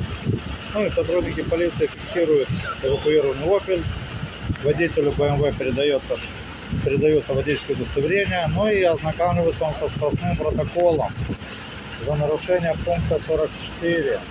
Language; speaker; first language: Russian; native; Russian